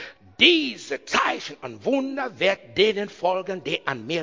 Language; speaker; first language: German; non-native, learner; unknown